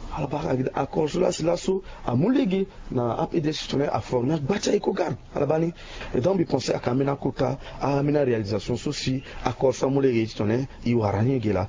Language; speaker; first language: French; non-native, local second language; Sango